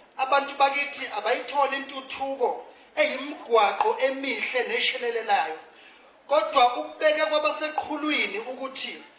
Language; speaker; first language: Zulu; native; Zulu